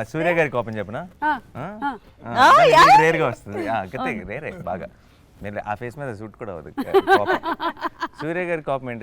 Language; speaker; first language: Telugu; native; Telugu